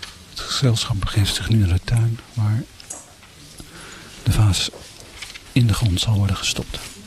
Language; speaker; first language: Dutch; native; Dutch